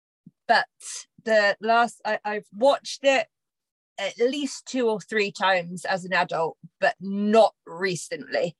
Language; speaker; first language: English; native; English